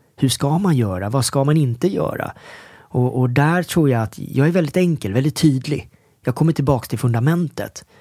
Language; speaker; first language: Swedish; early bilingual, other home language; Korean